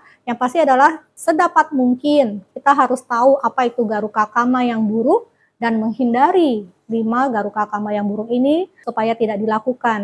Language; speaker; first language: Indonesian; native; Indonesian